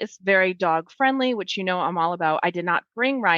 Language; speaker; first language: English; native; English